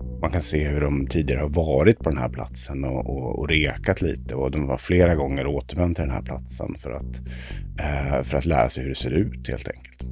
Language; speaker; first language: Swedish; native; Swedish